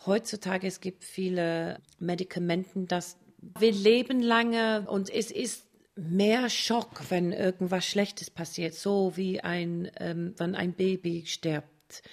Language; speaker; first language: German; non-native, fluent; English